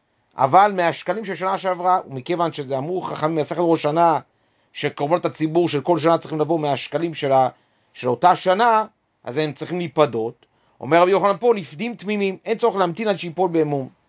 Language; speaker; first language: Hebrew; native; Hebrew